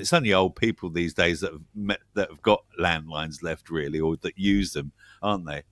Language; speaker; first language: English; native; English